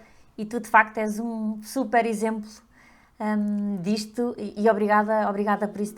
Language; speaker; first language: Portuguese; native; Portuguese